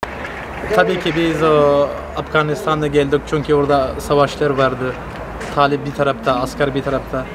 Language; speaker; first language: Turkish; non-native, learner; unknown